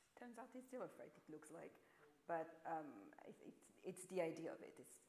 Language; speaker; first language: English; non-native, fluent; French